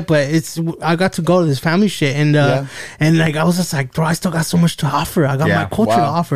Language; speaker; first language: English; native; English